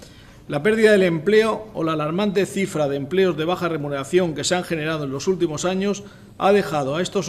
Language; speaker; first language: Spanish; native; Spanish